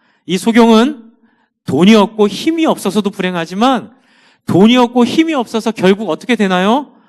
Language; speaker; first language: Korean; native; Korean